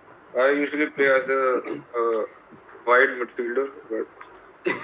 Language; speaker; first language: English; non-native, local second language; Hindi